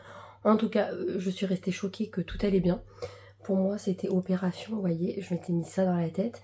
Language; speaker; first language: French; native; French